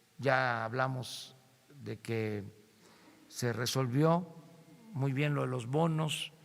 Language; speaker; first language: Spanish; native; Spanish